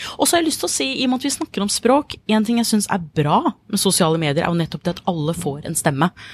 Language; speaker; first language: Norwegian; non-native, fluent; English